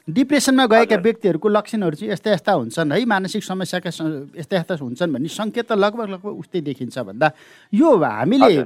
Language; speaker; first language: Nepali; native; Nepali